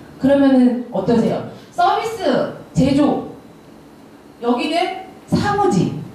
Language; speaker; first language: Korean; native; Korean